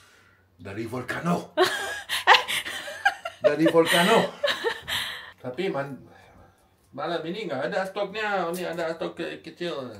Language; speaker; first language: Indonesian; non-native, learner; French